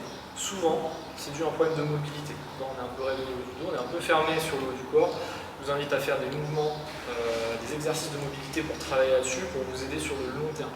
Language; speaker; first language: French; native; French